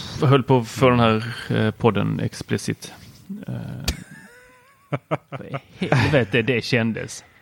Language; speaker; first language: Swedish; native; Swedish